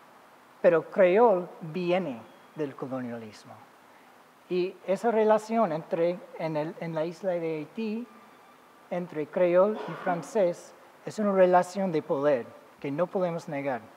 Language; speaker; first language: Spanish; non-native, fluent; English